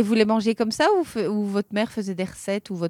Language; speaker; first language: French; native; French